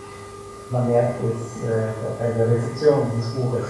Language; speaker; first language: French; non-native, fluent; German